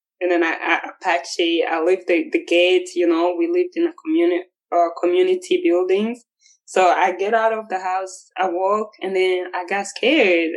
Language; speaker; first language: English; non-native, local second language; Kinyarwanda